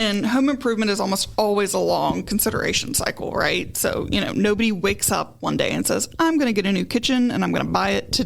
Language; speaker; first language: English; native; English